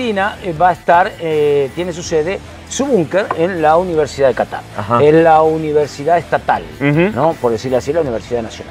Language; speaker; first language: Spanish; native; Spanish